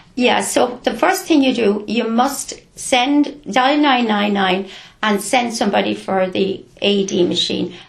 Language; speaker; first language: English; native; English